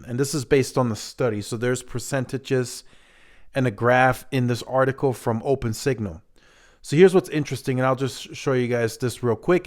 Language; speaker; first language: English; native; English